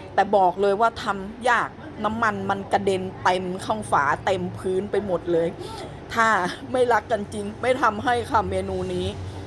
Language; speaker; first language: Thai; native; Thai